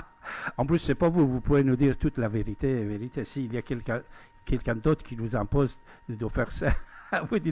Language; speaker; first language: French; non-native, fluent; Persian